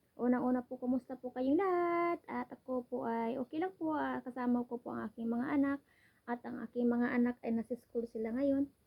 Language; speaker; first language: Filipino; non-native, local second language; Cebuano